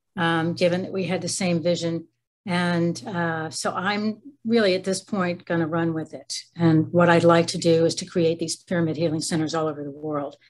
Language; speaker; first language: English; native; English